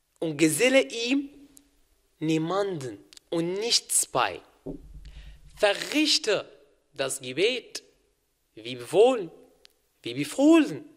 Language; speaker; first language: German; non-native, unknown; Arabic